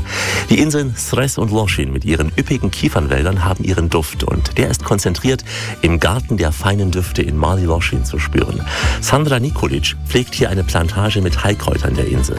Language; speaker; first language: German; native; German